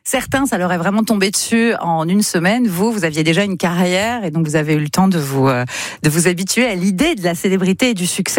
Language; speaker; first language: French; native; French